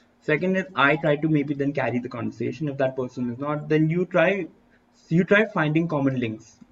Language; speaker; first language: English; early bilingual, other home language; Hindi